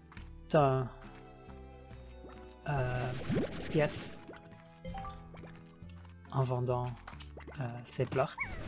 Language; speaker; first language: French; non-native, learner; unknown